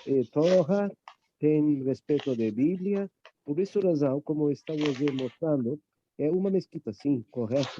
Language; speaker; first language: Portuguese; non-native, learner; Turkish